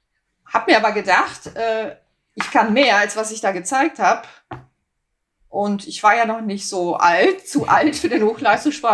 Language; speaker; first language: German; native; German